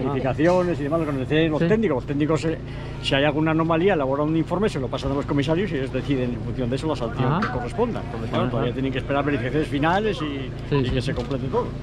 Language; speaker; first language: Spanish; native; Spanish